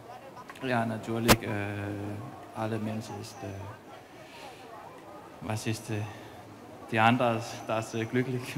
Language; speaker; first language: German; non-native, learner; Danish